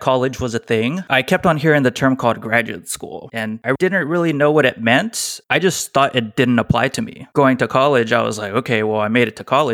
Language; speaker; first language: English; native; English